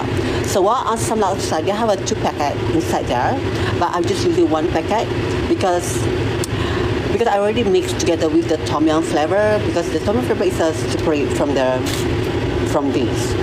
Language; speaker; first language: English; non-native, learner; Malay